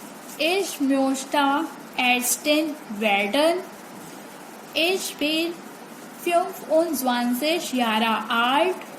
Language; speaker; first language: German; non-native, learner; Hindi